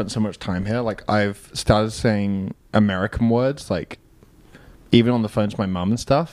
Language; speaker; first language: English; native; English